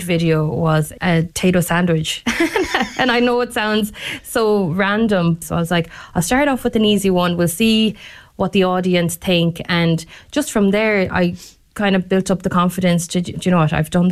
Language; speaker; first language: English; native; English